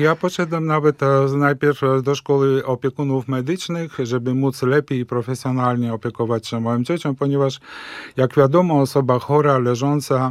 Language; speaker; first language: Polish; early bilingual, heritage; Polish